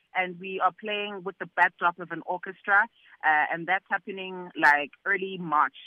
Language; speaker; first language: English; non-native, local second language; Zulu